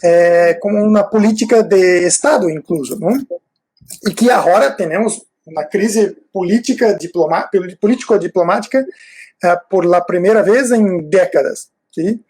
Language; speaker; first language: Spanish; non-native, fluent; Portuguese